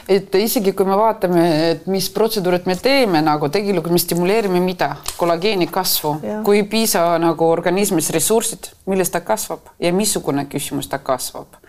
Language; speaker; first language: Estonian; non-native, local second language; Russian